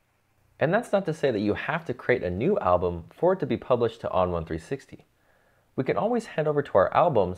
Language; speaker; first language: English; native; English